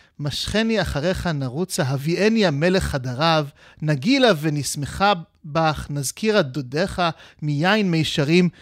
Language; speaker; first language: Hebrew; native; Hebrew